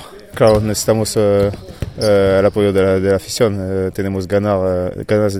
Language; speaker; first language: Spanish; non-native, fluent; French